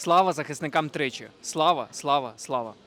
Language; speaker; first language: Ukrainian; native; Ukrainian